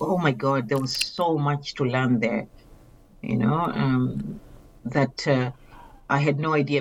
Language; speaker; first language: English; non-native, local second language; Swahili